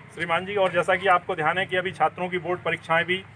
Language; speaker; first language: Hindi; native; Hindi